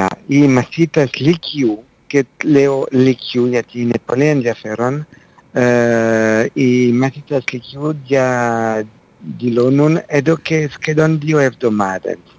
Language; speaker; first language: Greek; non-native, fluent; French